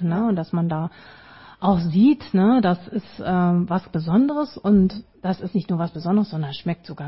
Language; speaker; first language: German; native; German